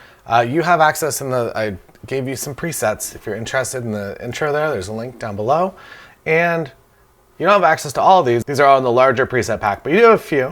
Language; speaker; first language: English; native; English